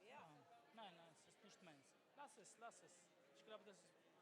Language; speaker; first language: German; non-native, learner; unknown